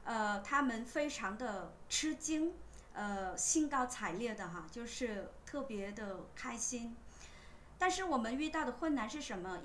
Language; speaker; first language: Chinese; non-native, fluent; Vietnamese